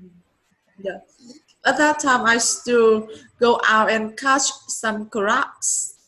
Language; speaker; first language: English; non-native, learner; Vietnamese